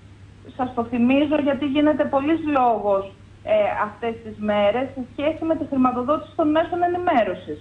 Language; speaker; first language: Greek; native; Greek